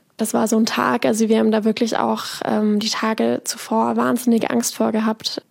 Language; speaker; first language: German; native; German